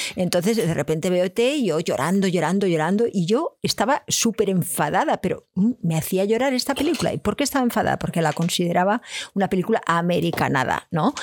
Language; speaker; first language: Spanish; native; Spanish